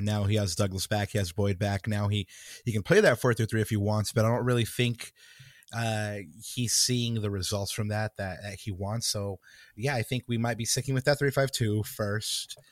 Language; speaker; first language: English; early bilingual, other home language; Spanish